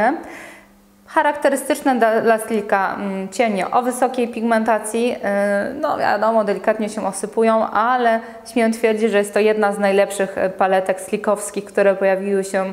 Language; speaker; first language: Polish; native; Polish